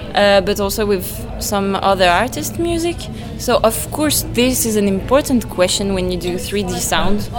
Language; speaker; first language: English; non-native, fluent; French